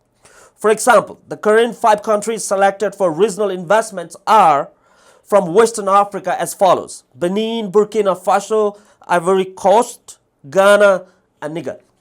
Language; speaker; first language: English; non-native, fluent; Nepali